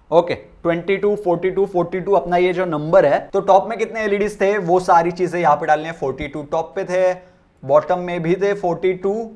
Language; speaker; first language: Hindi; non-native, local second language; Marathi